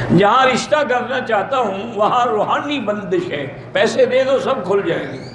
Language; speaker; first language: Urdu; native; Urdu